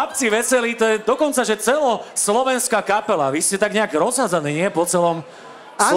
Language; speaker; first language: Slovak; native; Slovak